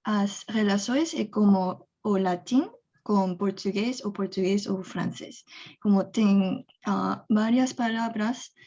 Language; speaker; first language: Spanish; non-native, fluent; Korean